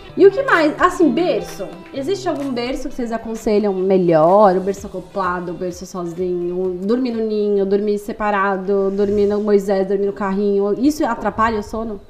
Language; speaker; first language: Portuguese; native; Portuguese